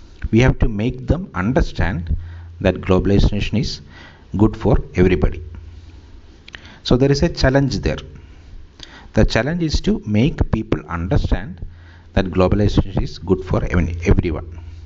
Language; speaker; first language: English; non-native, local second language; Malayalam